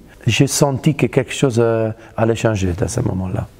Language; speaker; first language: French; non-native, fluent; Italian